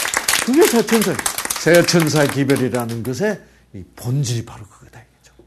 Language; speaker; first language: Korean; native; Korean